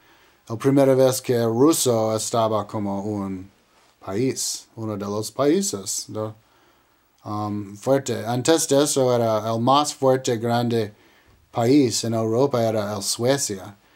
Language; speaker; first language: Spanish; non-native, learner; English